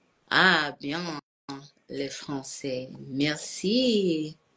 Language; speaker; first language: French; non-native, learner; English